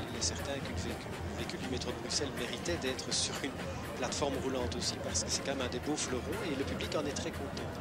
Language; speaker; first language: French; native; French